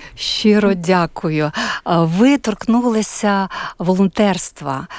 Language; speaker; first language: Ukrainian; native; Ukrainian